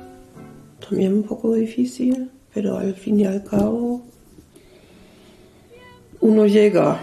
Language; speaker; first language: Spanish; early bilingual, other home language; German